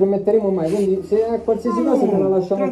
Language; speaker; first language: Italian; native; Italian